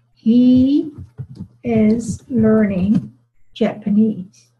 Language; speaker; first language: English; non-native, fluent; Dutch